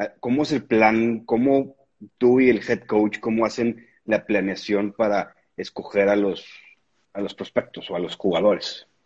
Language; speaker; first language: Spanish; native; Spanish